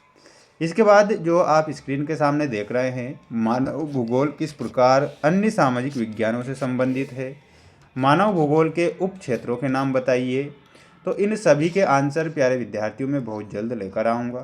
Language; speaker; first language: Hindi; native; Hindi